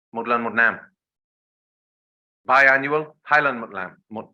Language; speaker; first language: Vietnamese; non-native, learner; English